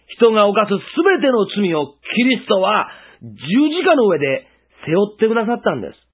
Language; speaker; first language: Japanese; native; Japanese